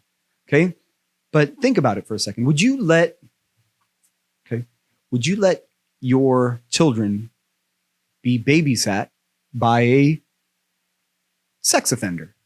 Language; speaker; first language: English; native; English